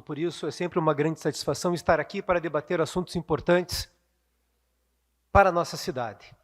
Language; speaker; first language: Portuguese; native; Portuguese